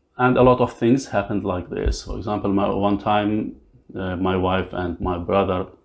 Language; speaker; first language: English; non-native, learner; Arabic